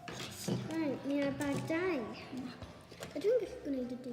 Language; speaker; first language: Welsh; non-native, local second language; English